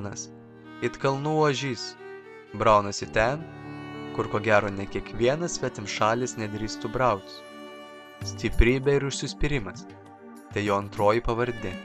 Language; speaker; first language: Lithuanian; native; Lithuanian